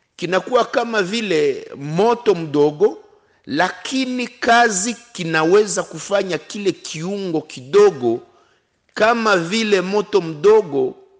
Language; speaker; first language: Swahili; non-native, local second language; Kinyarwanda